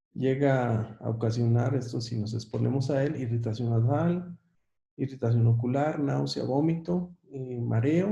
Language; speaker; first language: Spanish; native; Spanish